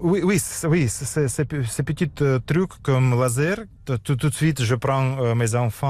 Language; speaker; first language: French; non-native, learner; Russian